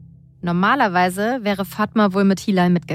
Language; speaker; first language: German; native; German